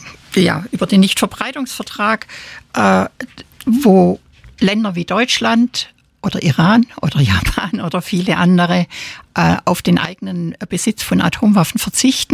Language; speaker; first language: German; native; German